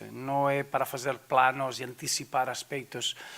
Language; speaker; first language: Portuguese; non-native, fluent; Spanish